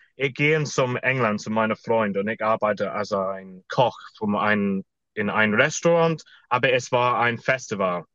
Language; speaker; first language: German; non-native, fluent; English